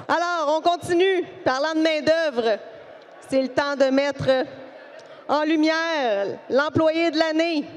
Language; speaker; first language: French; native; French